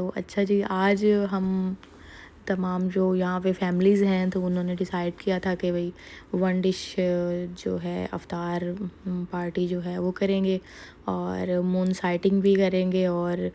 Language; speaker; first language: Urdu; native; Urdu